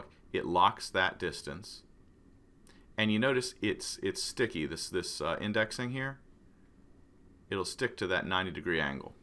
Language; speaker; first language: English; native; English